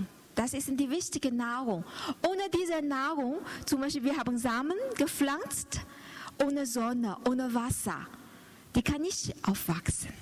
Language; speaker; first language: German; non-native, learner; Chinese